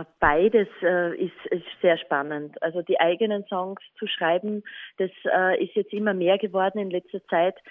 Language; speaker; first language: German; native; German